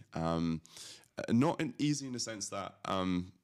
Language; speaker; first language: English; early bilingual, other home language; Latvian